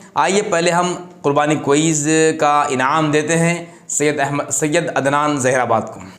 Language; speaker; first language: Urdu; native; Urdu